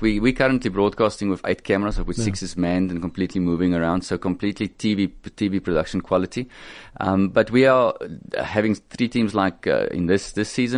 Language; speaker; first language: English; non-native, local second language; Afrikaans